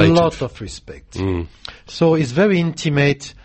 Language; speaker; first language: English; non-native, fluent; French